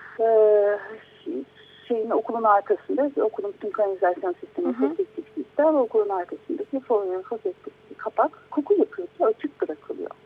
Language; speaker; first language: Turkish; native; Turkish